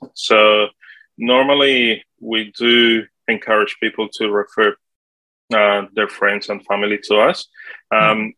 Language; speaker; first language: English; non-native, fluent; Spanish